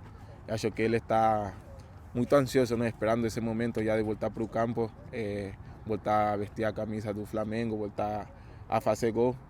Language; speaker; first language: Portuguese; non-native, fluent; Spanish